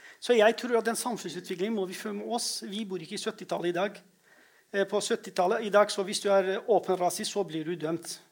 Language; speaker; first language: Norwegian; non-native, fluent; Kurdish